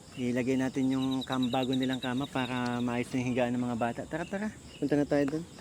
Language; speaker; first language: Filipino; native; Filipino